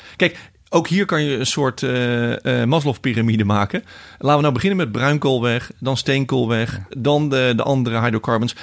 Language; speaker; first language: Dutch; native; Dutch